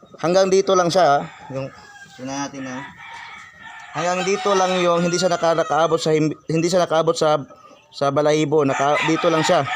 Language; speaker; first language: Filipino; non-native, local second language; Cebuano